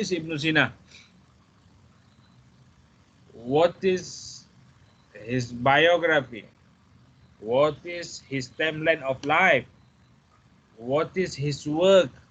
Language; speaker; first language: English; non-native, fluent; Malay